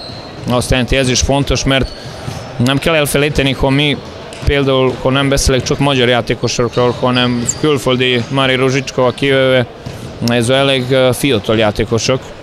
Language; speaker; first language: Hungarian; non-native, fluent; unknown